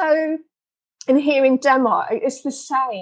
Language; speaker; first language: English; native; English